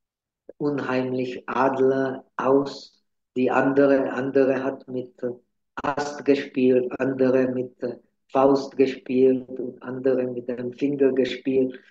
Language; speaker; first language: German; non-native, fluent; Czech